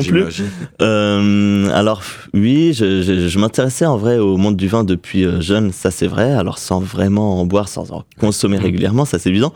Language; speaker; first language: French; native; French